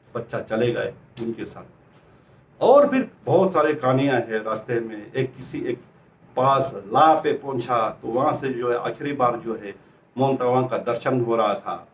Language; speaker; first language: Hindi; native; Hindi